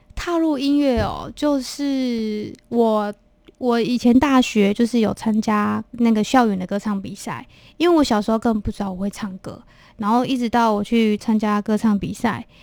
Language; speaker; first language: Chinese; non-native, local second language; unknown